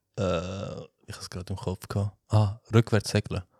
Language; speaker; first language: German; early bilingual, other home language; Albanian